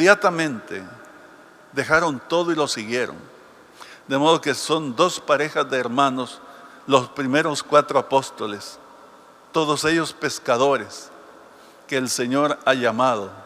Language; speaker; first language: Spanish; native; Spanish